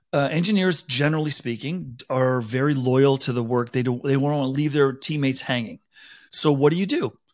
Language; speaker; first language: English; native; English